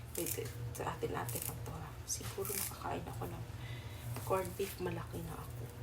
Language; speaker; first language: Filipino; non-native, local second language; Cebuano